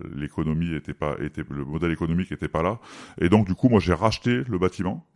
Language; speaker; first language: French; native; French